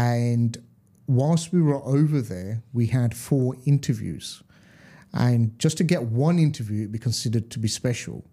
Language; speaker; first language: English; early bilingual, other home language; Hindi